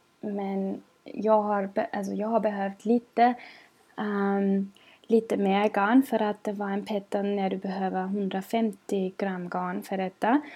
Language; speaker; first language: Swedish; non-native, fluent; German